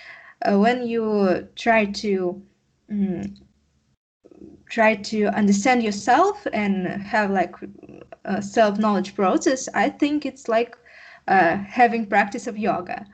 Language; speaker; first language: English; non-native, learner; Russian